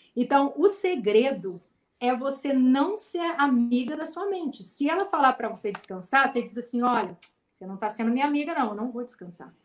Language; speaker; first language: Portuguese; native; Portuguese